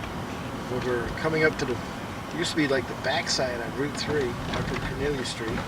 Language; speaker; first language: English; native; English